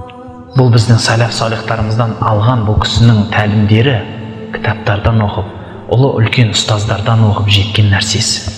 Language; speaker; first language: Kazakh; native; Kazakh